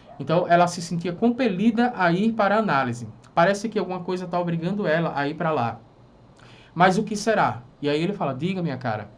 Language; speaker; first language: Portuguese; native; Portuguese